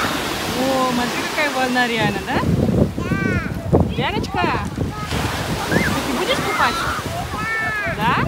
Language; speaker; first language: Russian; non-native, learner; Indonesian